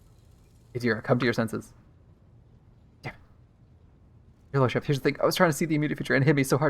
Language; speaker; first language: English; native; English